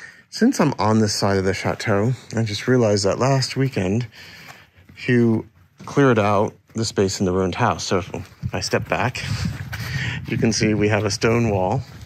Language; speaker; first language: English; native; English